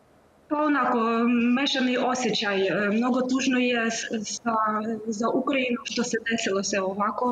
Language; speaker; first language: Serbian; non-native, learner; Ukrainian